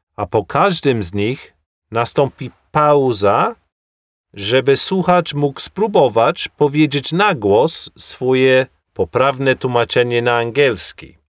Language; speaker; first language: Polish; non-native, fluent; English